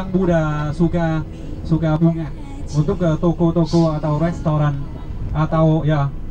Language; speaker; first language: Indonesian; non-native, learner; Vietnamese